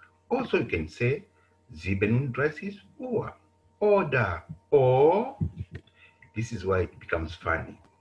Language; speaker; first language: English; non-native, local second language; Bemba